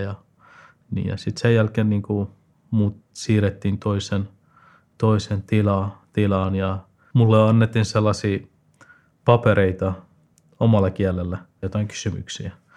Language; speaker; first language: Finnish; non-native, fluent; Persian